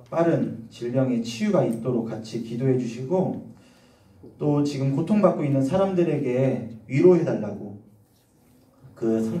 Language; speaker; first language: Korean; native; Korean